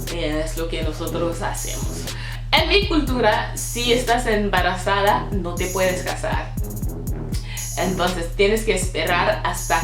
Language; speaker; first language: Spanish; non-native, fluent; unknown